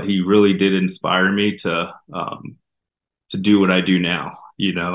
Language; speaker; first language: English; native; English